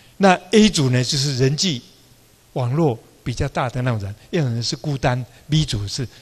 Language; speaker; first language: Chinese; non-native, local second language; Min Nan Chinese